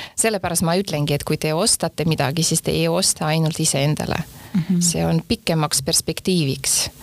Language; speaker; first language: Estonian; non-native, local second language; Russian